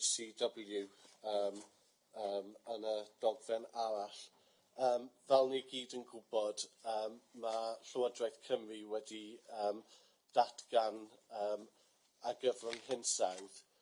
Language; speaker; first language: Welsh; non-native, fluent; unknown